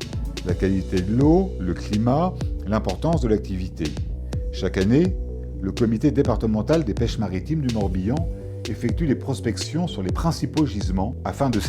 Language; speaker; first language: French; native; French